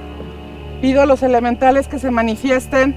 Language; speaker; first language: Spanish; native; Spanish